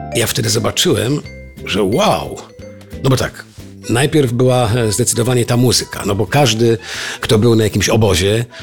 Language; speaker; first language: Polish; native; Polish